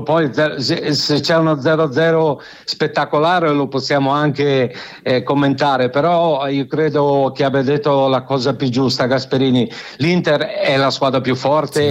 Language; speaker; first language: Italian; native; Italian